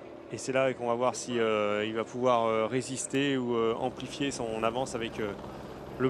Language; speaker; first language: French; native; French